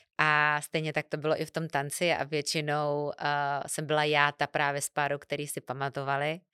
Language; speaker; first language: Czech; native; Czech